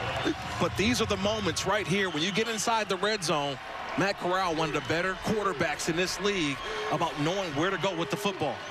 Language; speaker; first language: English; native; English